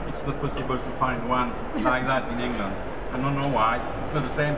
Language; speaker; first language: English; non-native, fluent; French